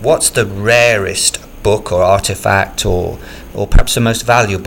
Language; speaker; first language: English; native; English